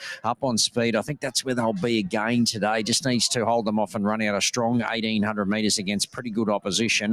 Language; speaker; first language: English; native; English